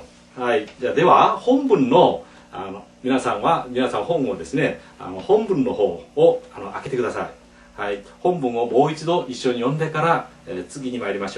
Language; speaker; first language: Japanese; non-native, fluent; Korean